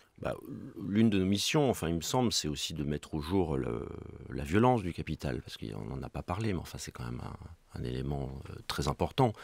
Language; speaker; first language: French; native; French